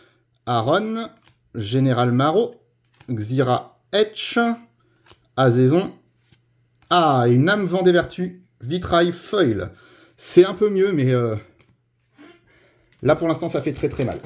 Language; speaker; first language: French; native; French